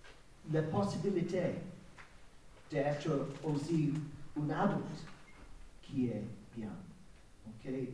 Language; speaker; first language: French; non-native, learner; English